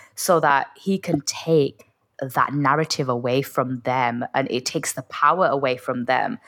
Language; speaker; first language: English; native; English